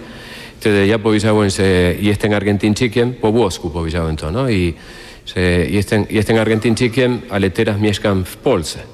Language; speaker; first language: Polish; non-native, fluent; Spanish